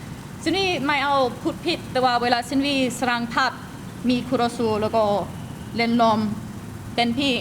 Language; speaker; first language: Thai; non-native, learner; English